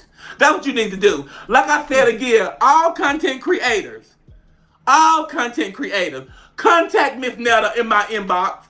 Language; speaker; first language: English; native; English